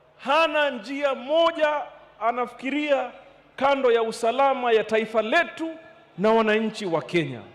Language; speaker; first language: Swahili; native; Swahili